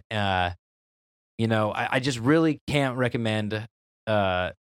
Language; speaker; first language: English; native; English